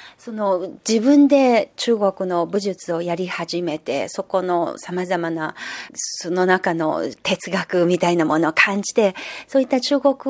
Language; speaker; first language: Japanese; non-native, fluent; Chinese